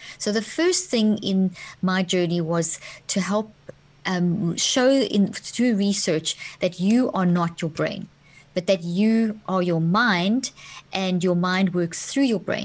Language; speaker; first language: English; native; English